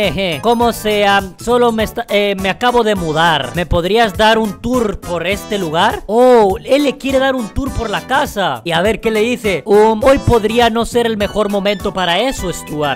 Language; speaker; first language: Spanish; native; Spanish